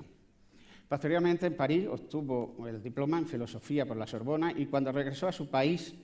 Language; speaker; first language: Spanish; native; Spanish